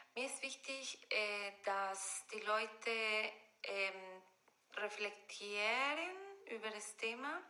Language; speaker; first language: German; non-native, fluent; Spanish